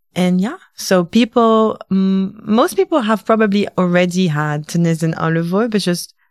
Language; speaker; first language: English; native; English